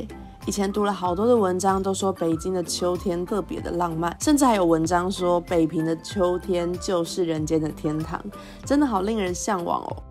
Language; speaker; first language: Chinese; native; Chinese